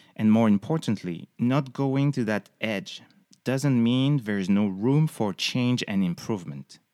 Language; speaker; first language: English; non-native, fluent; French